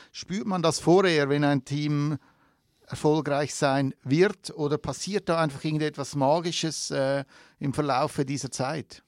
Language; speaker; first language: German; native; German